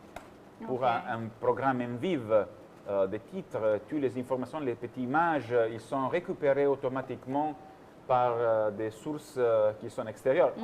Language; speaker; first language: French; non-native, fluent; Italian